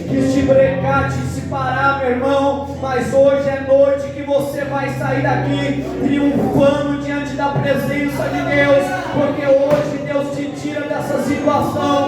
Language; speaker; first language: Portuguese; native; Portuguese